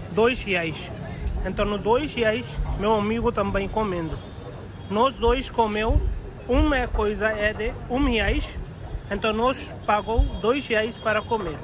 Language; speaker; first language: Portuguese; non-native, learner; Hindi